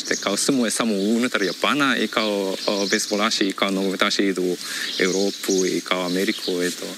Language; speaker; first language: Croatian; non-native, fluent; Japanese